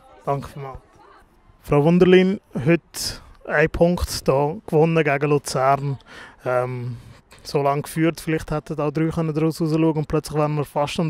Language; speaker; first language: German; native; German